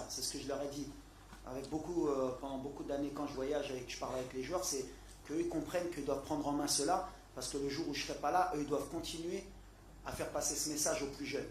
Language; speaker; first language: French; native; French